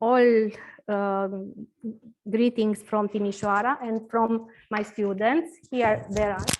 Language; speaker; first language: English; non-native, learner; Romanian